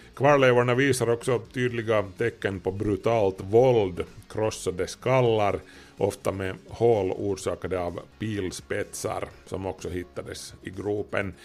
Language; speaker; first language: Swedish; native; Swedish